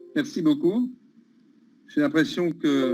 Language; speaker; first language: French; native; French